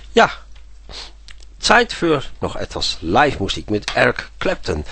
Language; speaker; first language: German; non-native, fluent; Dutch